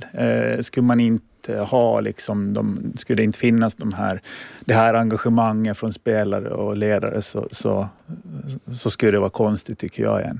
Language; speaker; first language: Swedish; native; Swedish